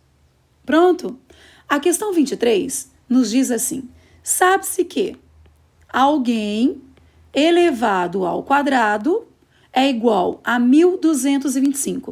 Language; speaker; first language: Portuguese; native; Portuguese